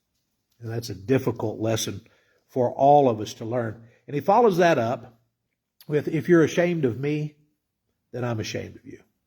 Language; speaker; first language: English; native; English